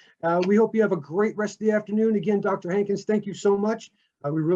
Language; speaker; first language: English; native; English